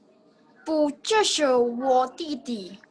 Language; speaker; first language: Chinese; non-native, learner; Indonesian